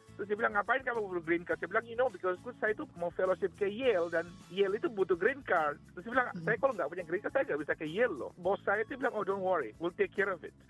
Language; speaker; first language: Indonesian; native; Indonesian